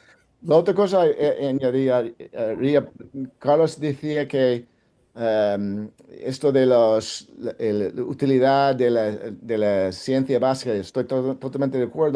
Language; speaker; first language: Spanish; non-native, fluent; English